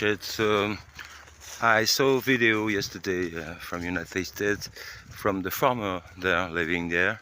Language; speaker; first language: English; non-native, learner; French